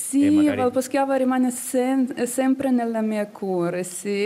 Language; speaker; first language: Italian; non-native, learner; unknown